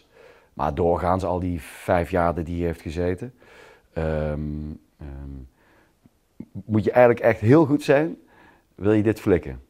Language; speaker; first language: Dutch; native; Dutch